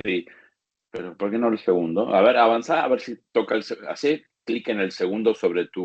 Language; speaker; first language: Spanish; native; Spanish